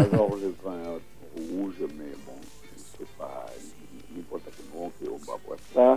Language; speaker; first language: French; non-native, fluent; Spanish